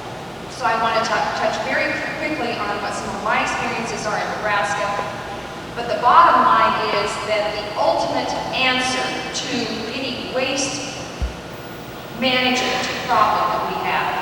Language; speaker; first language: English; native; English